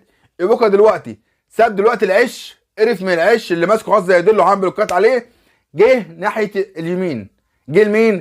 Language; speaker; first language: Arabic; native; Arabic